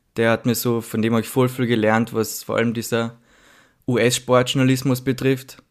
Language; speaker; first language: German; native; German